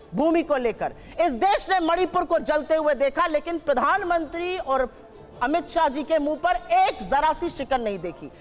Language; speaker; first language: Hindi; native; Hindi